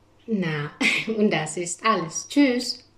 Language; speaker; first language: German; non-native, fluent; Spanish